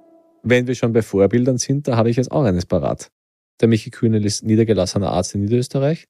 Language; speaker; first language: German; native; German